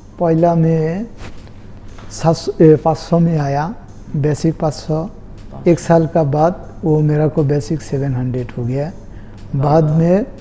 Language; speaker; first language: Hindi; non-native, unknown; Bangla